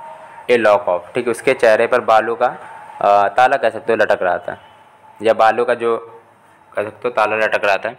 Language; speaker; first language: Hindi; native; Hindi